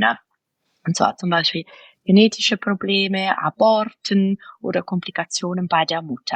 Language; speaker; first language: German; non-native, fluent; Italian